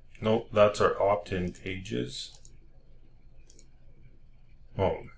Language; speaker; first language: English; native; English